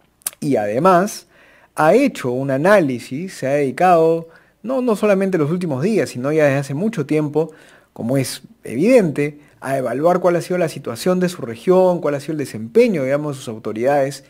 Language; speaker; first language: Spanish; native; Spanish